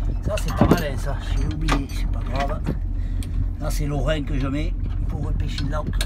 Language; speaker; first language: French; native; French